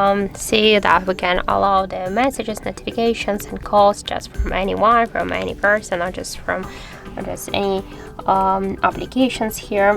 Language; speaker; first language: English; non-native, fluent; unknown